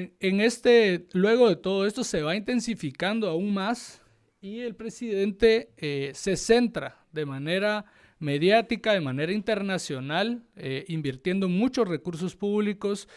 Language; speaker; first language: Spanish; native; Spanish